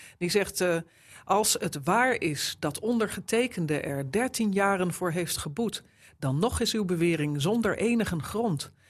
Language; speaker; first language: Dutch; native; Dutch